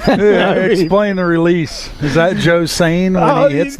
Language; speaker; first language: English; native; English